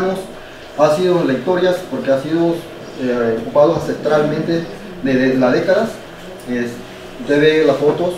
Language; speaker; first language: Spanish; non-native, local second language; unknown